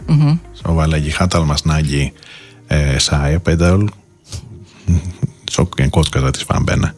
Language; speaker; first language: Hungarian; non-native, fluent; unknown